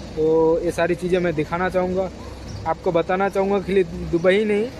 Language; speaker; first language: Hindi; non-native, local second language; Gujarati